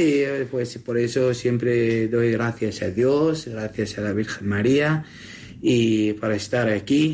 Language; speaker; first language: Spanish; non-native, learner; Assyrian Neo-Aramaic